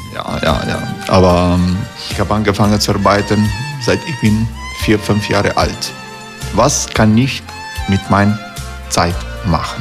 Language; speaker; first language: German; non-native, learner; Croatian